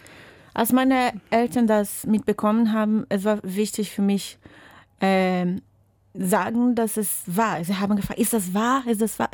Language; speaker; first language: German; non-native, fluent; Portuguese